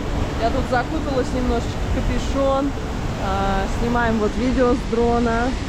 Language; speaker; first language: Russian; native; Russian